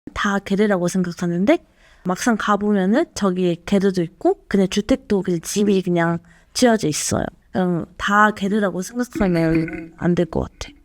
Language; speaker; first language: Korean; non-native, fluent; Mongolian